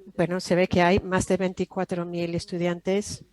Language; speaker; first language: Spanish; non-native, fluent; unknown